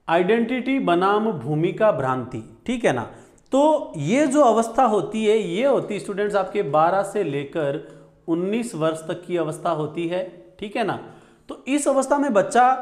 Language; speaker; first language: Hindi; native; Hindi